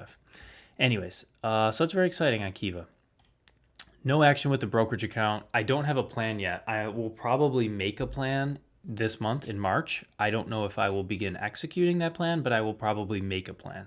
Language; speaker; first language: English; native; English